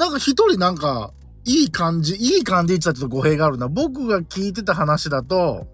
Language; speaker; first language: Japanese; native; Japanese